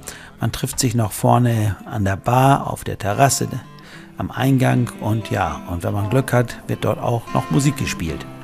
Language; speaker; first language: German; native; German